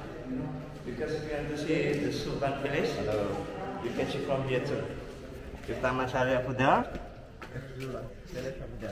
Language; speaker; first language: English; non-native, learner; Indonesian